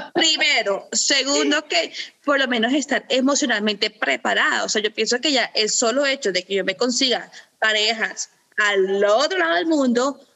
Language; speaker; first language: Spanish; early bilingual, other home language; German